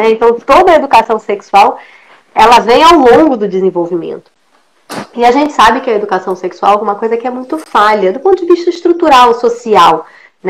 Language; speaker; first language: Portuguese; native; Portuguese